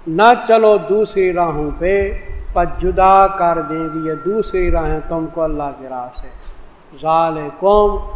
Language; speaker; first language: Urdu; non-native, local second language; Saraiki